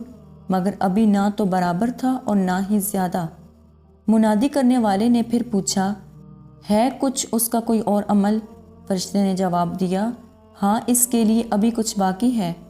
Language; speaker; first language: Urdu; native; Urdu